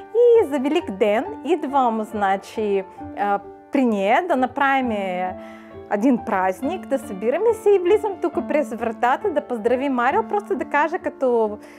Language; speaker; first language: Bulgarian; early bilingual, heritage; Bulgarian